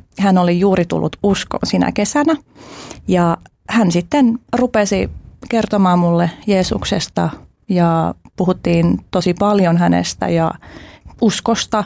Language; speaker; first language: Finnish; early bilingual, other home language; Albanian